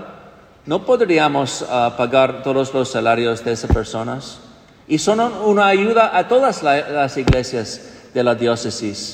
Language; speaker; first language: Spanish; non-native, fluent; English